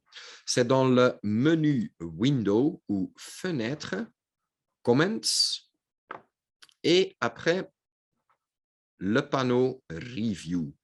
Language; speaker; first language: French; non-native, local second language; Dutch